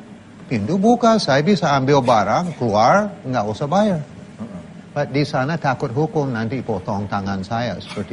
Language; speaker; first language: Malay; non-native, fluent; English